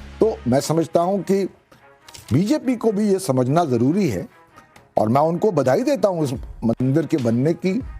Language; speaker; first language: Hindi; native; Hindi